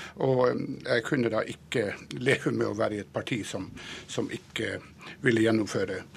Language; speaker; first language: Norwegian; native; Norwegian